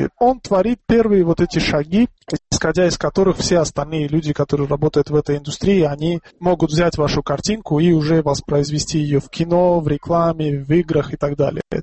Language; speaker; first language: Russian; non-native, local second language; Tajik